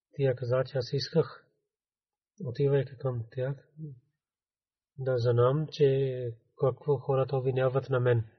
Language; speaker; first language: Bulgarian; non-native, learner; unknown